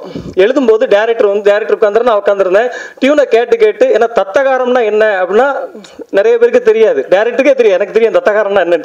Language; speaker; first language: Tamil; native; Tamil